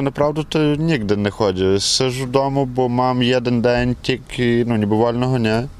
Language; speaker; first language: Polish; non-native, learner; Ukrainian